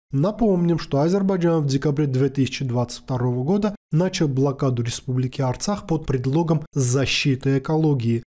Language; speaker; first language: Russian; non-native, local second language; Armenian